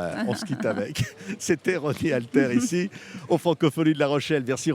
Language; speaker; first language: French; native; French